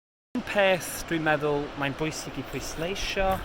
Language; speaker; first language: Welsh; native; Welsh